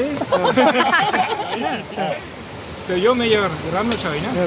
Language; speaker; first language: Nepali; non-native, learner; French